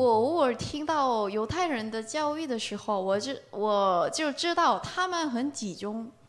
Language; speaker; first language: Chinese; non-native, learner; Korean